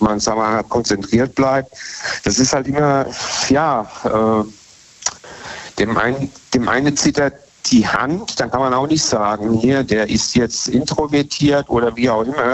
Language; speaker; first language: German; native; German